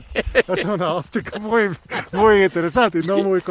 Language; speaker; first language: Spanish; non-native, learner; Greek